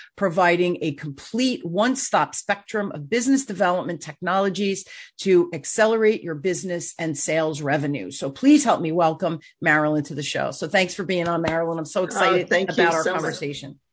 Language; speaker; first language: English; native; English